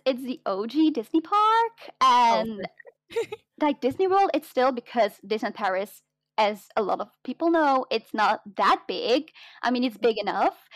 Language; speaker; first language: English; non-native, fluent; Dutch